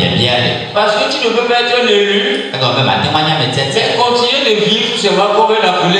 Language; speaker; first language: French; non-native, local second language; Ewe